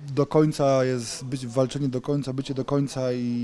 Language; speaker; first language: Polish; native; Polish